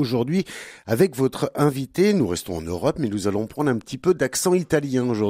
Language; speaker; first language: French; native; French